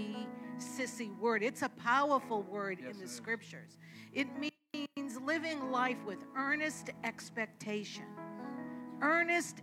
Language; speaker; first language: English; native; English